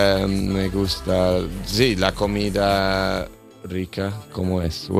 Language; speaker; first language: Spanish; non-native, learner; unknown